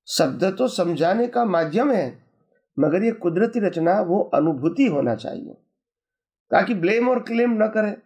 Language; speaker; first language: Hindi; non-native, local second language; Gujarati